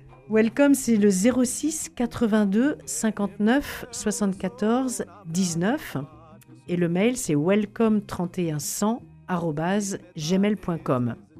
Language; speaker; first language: French; native; French